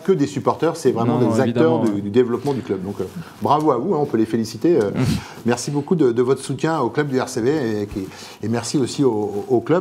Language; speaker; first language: French; native; French